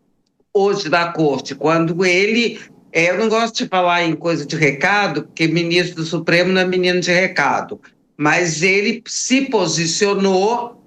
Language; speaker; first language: Portuguese; native; Portuguese